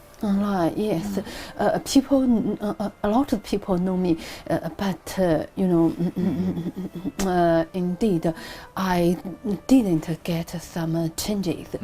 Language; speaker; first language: English; non-native, learner; Chinese